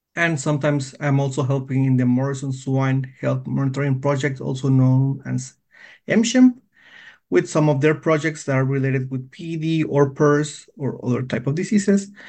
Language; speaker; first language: English; non-native, fluent; Spanish